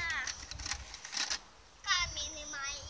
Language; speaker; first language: Russian; early bilingual, heritage; Russian